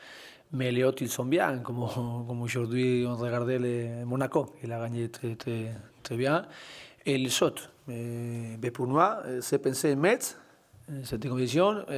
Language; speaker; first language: French; non-native, learner; Spanish